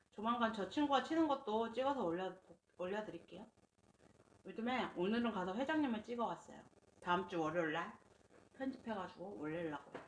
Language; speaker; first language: Korean; native; Korean